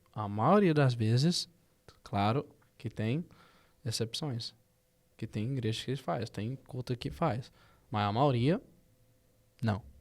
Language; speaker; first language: Portuguese; early bilingual, heritage; Portuguese